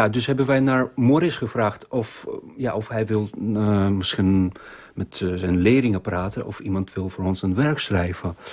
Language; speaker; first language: Dutch; non-native, fluent; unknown